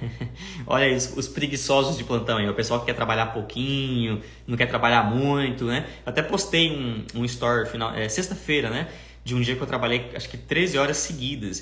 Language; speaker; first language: Portuguese; native; Portuguese